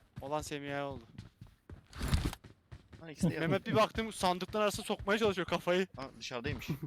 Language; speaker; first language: Turkish; native; Turkish